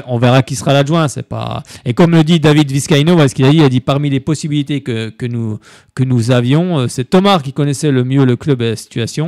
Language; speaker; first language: French; native; French